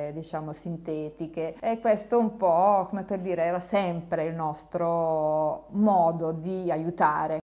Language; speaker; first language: Italian; non-native, fluent; Serbian